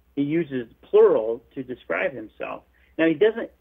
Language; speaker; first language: English; native; English